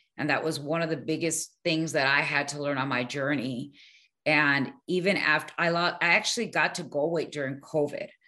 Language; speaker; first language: English; early bilingual, other home language; Spanish